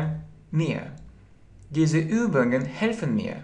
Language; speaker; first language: German; non-native, fluent; Russian